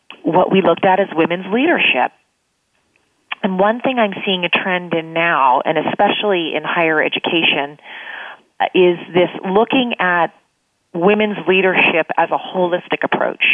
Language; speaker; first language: English; native; English